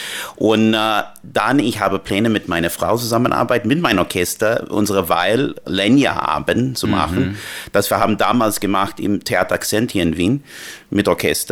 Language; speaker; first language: German; non-native, fluent; English